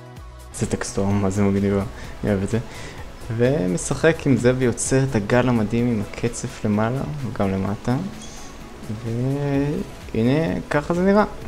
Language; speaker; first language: Hebrew; native; Hebrew